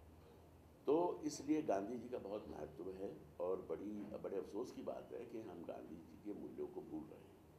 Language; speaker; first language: Hindi; native; Hindi